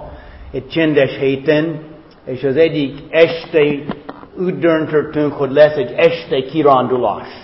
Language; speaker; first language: Hungarian; non-native, fluent; English